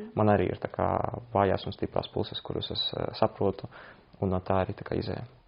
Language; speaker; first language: Latvian; non-native, local second language; Russian